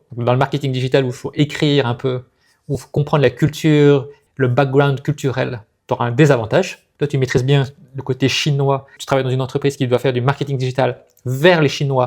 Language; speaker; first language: French; native; French